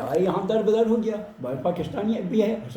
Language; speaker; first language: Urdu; non-native, learner; Persian